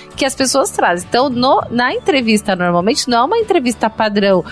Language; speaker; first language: Portuguese; native; Portuguese